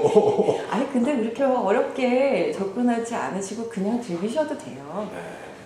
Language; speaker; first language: Korean; native; Korean